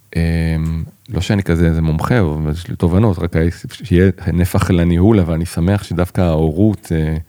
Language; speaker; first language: Hebrew; native; Hebrew